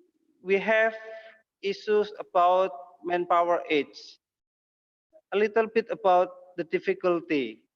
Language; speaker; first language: English; non-native, learner; Indonesian